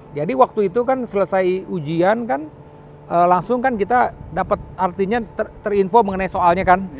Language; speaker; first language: Indonesian; native; Indonesian